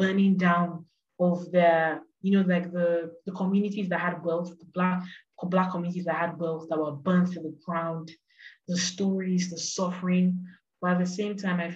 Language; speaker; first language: English; non-native, local second language; Yoruba